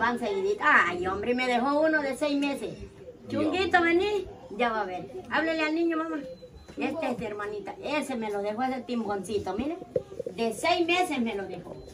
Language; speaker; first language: Spanish; native; Spanish